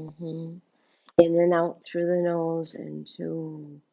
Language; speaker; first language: English; native; English